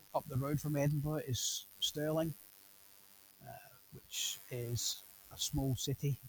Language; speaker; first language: English; native; English